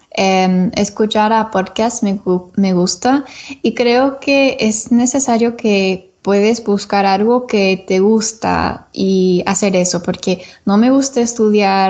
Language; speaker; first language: Spanish; non-native, learner; English